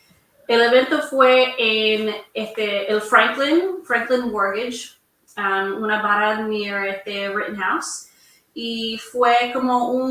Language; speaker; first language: Spanish; early bilingual, heritage; English